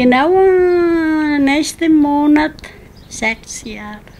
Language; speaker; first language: German; non-native, learner; Italian